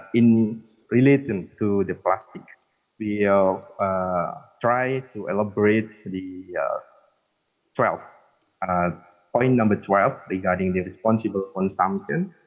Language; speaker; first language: English; non-native, fluent; Indonesian